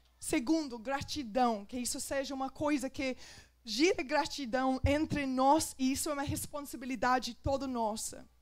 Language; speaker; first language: Portuguese; non-native, fluent; English